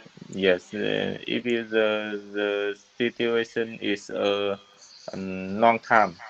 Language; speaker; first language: English; non-native, learner; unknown